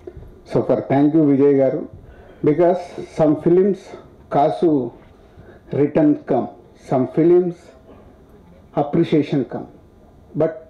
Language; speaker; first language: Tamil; non-native, learner; Telugu